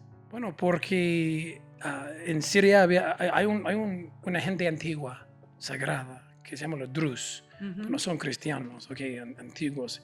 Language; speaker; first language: Spanish; non-native, fluent; English